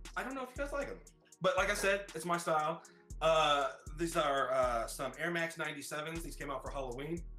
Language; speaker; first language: English; native; English